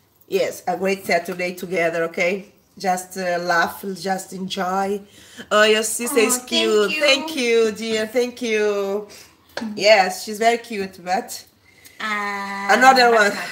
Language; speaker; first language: English; non-native, learner; Portuguese